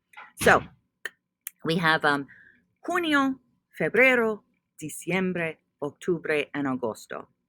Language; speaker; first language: Spanish; non-native, fluent; English